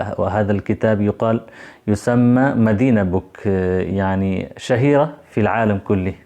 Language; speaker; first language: Arabic; non-native, fluent; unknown